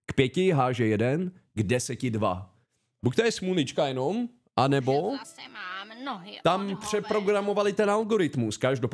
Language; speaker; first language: Czech; native; Czech